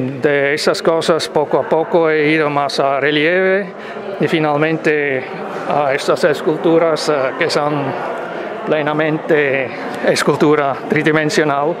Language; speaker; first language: Spanish; non-native, fluent; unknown